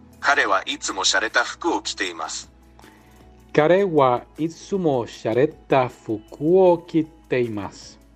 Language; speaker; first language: Japanese; non-native, learner; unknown